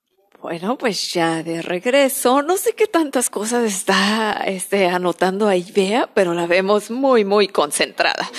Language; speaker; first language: Spanish; native; Spanish